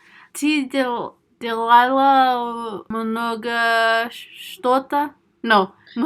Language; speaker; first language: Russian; non-native, learner; English